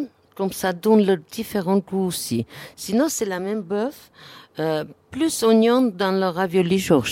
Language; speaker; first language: French; non-native, learner; Armenian